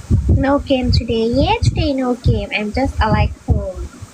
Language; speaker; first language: English; non-native, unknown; Thai